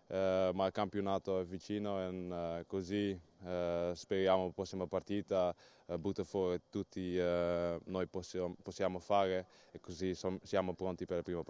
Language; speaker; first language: Italian; non-native, learner; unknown